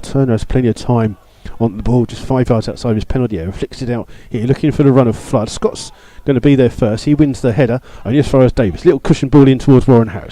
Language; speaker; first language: English; native; English